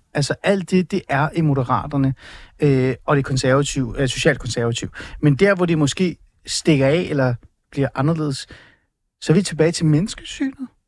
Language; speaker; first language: Danish; early bilingual, other home language; Persian